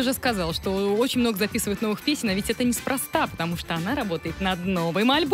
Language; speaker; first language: Russian; native; Russian